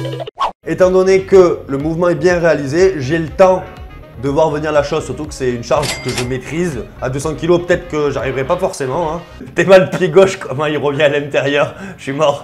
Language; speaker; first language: French; native; French